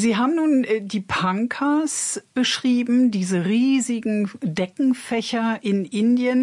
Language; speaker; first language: German; native; German